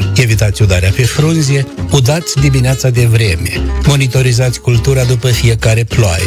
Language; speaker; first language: Romanian; native; Romanian